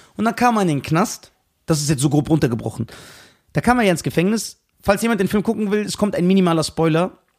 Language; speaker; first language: German; early bilingual, other home language; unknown